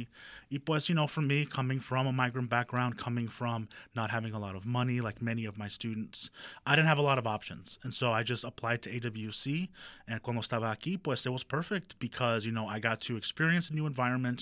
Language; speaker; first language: English; early bilingual, other home language; Spanish